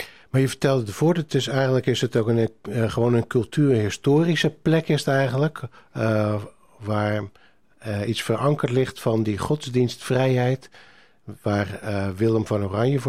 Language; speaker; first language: Dutch; native; Dutch